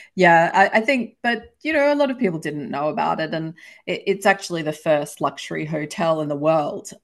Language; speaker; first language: English; native; English